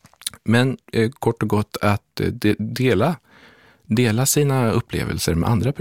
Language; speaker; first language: Swedish; native; Swedish